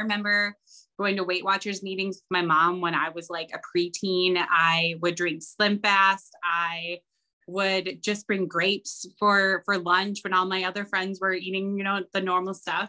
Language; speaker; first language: English; native; English